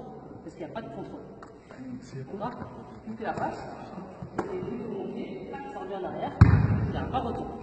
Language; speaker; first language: French; native; French